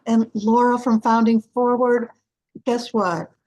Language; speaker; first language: English; native; English